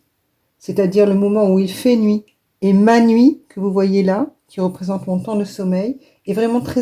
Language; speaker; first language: French; native; French